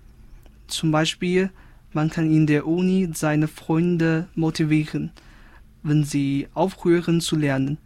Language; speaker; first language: German; non-native, fluent; Chinese